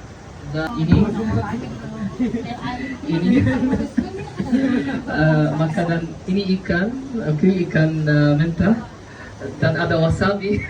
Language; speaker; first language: Indonesian; non-native, fluent; Arabic